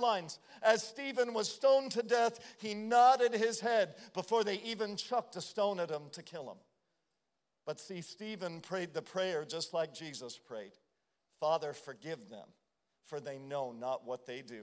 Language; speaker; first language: English; native; English